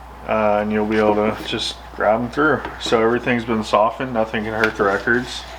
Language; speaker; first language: English; native; English